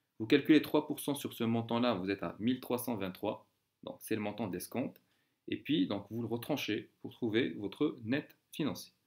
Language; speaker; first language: French; non-native, local second language; Arabic